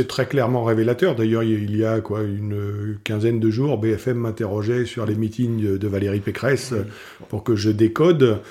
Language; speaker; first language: French; native; French